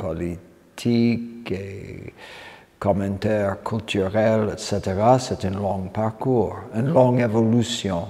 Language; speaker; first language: French; non-native, fluent; English